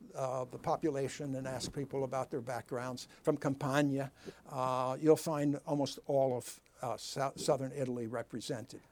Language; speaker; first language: English; early bilingual, other home language; Italian